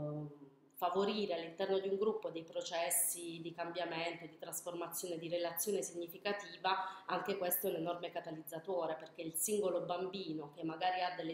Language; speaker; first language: Italian; native; Italian